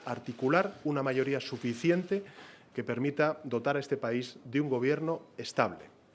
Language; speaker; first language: Spanish; native; Spanish